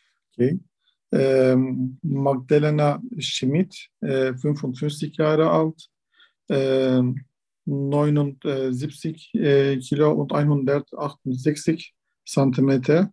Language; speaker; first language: German; non-native, learner; Turkish